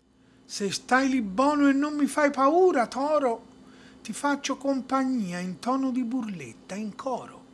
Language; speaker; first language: Italian; native; Italian